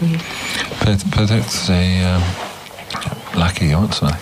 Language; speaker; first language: French; non-native, learner; English